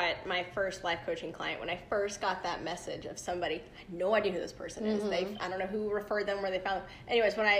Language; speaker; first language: English; native; English